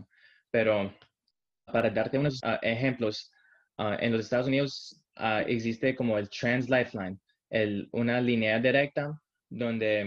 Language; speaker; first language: Spanish; early bilingual, heritage; Spanish